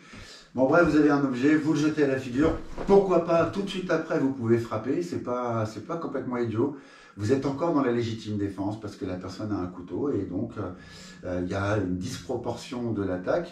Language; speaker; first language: French; native; French